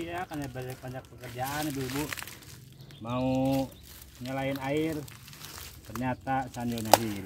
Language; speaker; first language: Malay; non-native, local second language; Sundanese